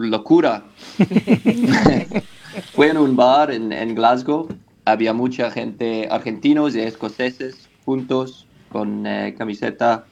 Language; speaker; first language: Spanish; non-native, learner; English